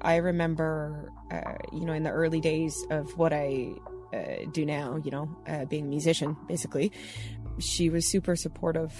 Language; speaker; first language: English; native; English